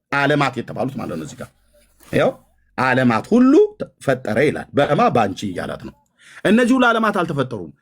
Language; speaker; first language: Amharic; native; Amharic